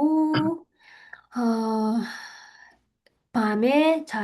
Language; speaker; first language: Korean; non-native, fluent; Russian